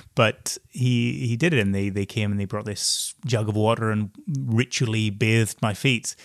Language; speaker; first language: English; native; English